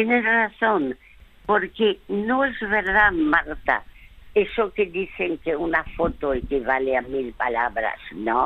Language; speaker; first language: Spanish; early bilingual, other home language; French